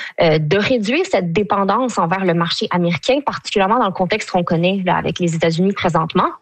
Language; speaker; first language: French; native; French